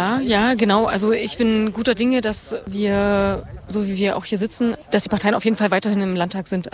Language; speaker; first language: German; native; German